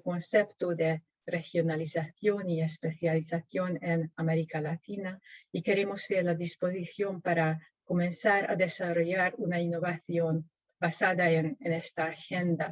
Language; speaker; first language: Spanish; non-native, fluent; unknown